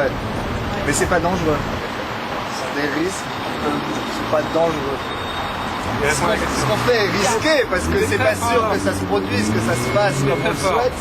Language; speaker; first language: French; native; French